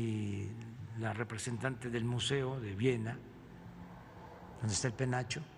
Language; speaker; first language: Spanish; native; Spanish